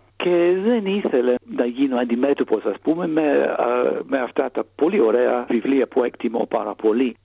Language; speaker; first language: Greek; non-native, fluent; English